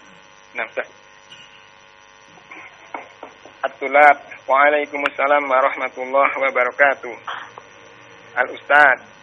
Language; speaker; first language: Arabic; non-native, fluent; Indonesian